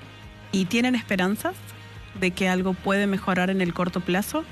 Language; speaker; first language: Spanish; native; Spanish